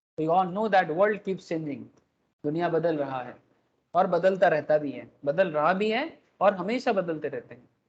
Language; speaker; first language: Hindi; non-native, local second language; Bangla